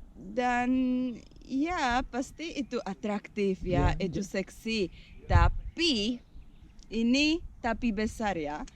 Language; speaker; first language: Indonesian; non-native, learner; Czech